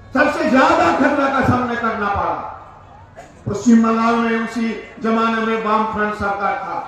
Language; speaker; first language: Hindi; non-native, local second language; Bangla